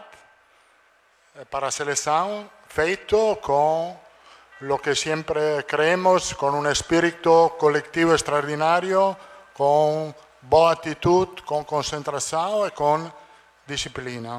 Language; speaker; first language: Portuguese; non-native, learner; Italian